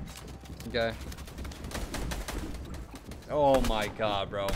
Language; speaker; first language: English; native; English